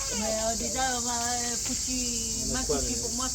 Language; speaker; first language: French; non-native, learner; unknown